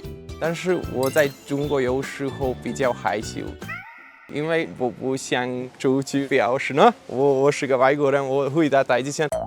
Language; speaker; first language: Chinese; non-native, fluent; Hungarian